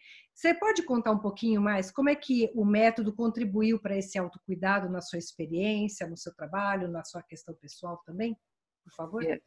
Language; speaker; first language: Portuguese; native; Portuguese